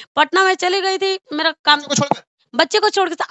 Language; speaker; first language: Hindi; native; Hindi